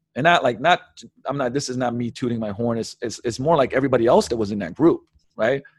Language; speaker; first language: English; early bilingual, other home language; Slovenian